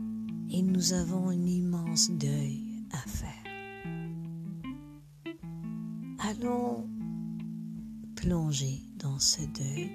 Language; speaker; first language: French; non-native, fluent; English